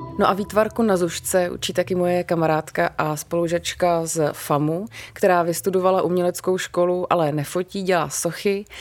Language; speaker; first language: Czech; native; Czech